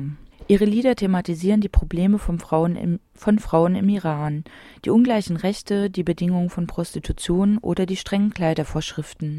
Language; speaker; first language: German; native; German